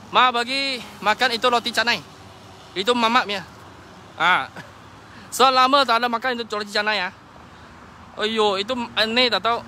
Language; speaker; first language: Malay; non-native, local second language; Chinese